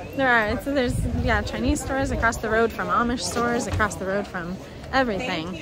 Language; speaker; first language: English; native; English